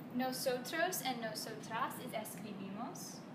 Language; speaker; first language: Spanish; non-native, learner; English